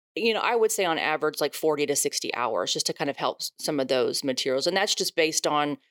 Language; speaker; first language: English; native; English